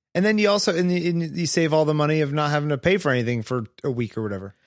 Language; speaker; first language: English; native; English